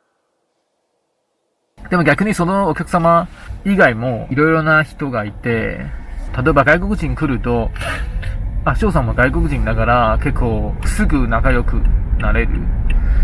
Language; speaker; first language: Japanese; non-native, fluent; Chinese